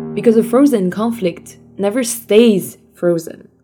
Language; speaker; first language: English; early bilingual, other home language; Armenian